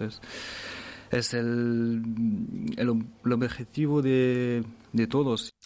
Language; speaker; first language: Spanish; non-native, fluent; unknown